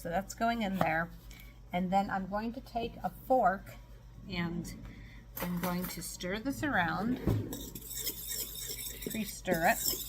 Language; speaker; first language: English; native; English